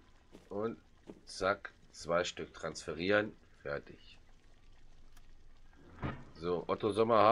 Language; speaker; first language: German; native; German